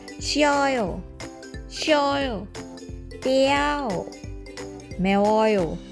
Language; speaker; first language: Korean; non-native, fluent; Thai